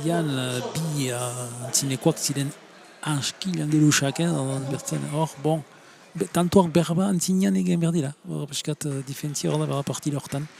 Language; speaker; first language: Basque; native; Basque